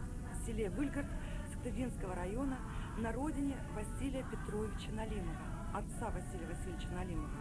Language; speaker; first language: Russian; native; Russian